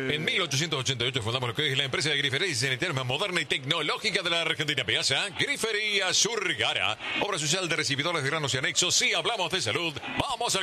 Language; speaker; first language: Spanish; native; Spanish